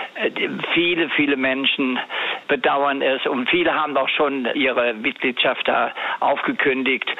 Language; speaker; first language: German; native; German